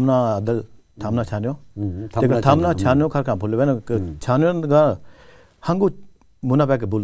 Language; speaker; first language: Korean; non-native, learner; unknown